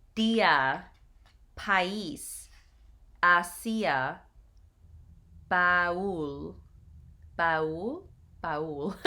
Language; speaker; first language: Spanish; non-native, learner; English